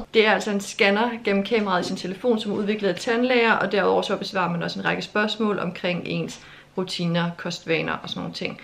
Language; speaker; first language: Danish; native; Danish